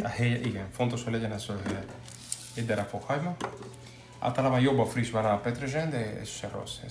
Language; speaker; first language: Hungarian; non-native, learner; Spanish